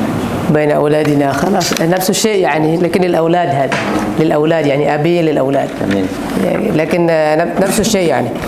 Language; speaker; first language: Arabic; non-native, fluent; Indonesian